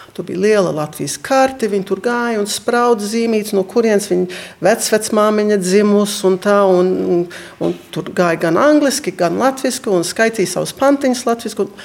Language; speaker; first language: Latvian; early bilingual, heritage; Latvian